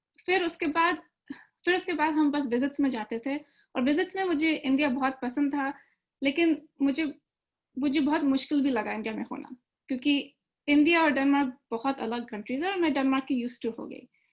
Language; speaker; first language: Hindi; early bilingual, other home language; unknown